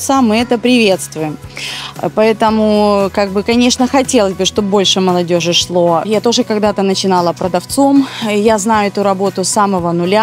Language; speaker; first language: Russian; native; Russian